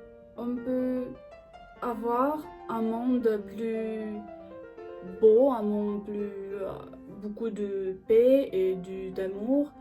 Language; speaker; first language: French; non-native, learner; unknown